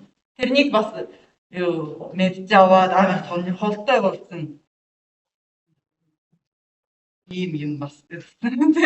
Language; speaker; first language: Mongolian; non-native, learner; Japanese